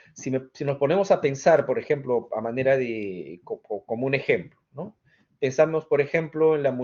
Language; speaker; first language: Spanish; native; Spanish